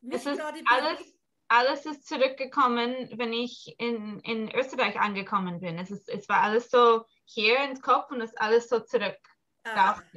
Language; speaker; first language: German; early bilingual, heritage; English